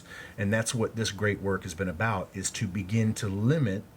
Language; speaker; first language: English; native; English